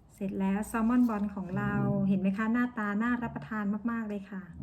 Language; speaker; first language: Thai; non-native, local second language; Northeastern Thai